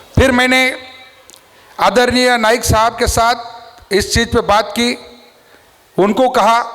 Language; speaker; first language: Hindi; non-native, local second language; Marathi